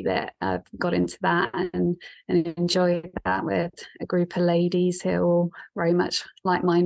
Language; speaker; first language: English; native; English